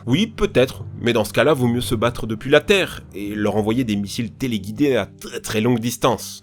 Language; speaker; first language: French; native; French